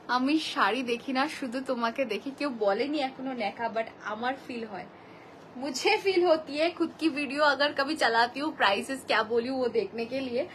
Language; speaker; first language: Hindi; non-native, local second language; Bangla